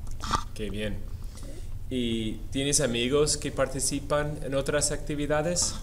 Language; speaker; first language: Spanish; non-native, fluent; English